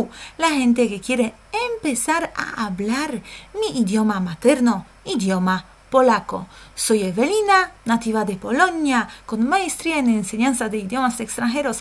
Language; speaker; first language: Spanish; non-native, fluent; Polish